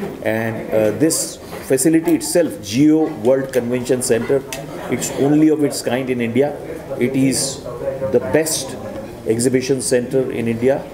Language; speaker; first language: English; non-native, local second language; Hindi